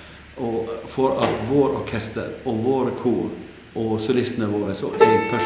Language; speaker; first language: Norwegian; non-native, fluent; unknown